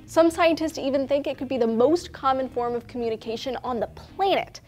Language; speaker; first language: English; native; English